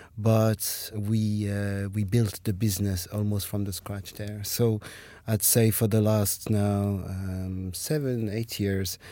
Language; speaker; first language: English; non-native, fluent; French